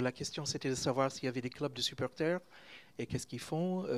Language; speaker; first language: French; native; French